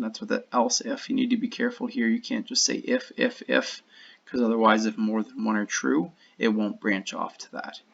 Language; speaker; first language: English; native; English